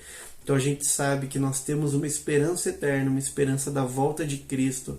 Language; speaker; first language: Portuguese; native; Portuguese